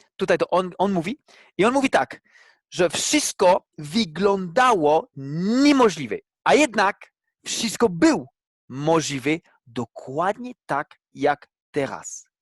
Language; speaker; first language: Polish; non-native, fluent; French